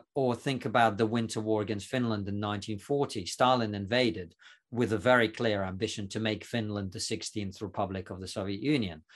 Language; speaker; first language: English; non-native, fluent; Russian